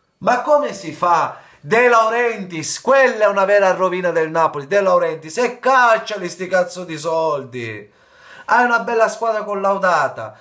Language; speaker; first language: Italian; native; Italian